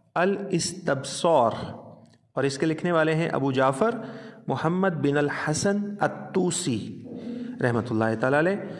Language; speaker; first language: Urdu; non-native, local second language; Punjabi